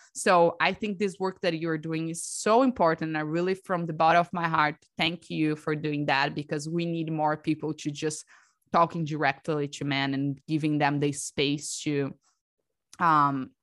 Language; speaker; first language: English; non-native, fluent; Portuguese